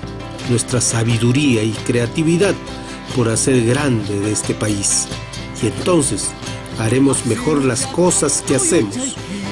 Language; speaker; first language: Spanish; native; Spanish